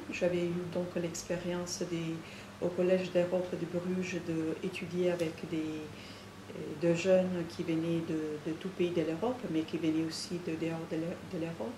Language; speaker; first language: French; non-native, fluent; Italian